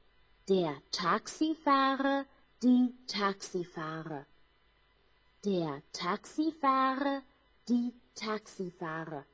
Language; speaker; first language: German; non-native, fluent; Chinese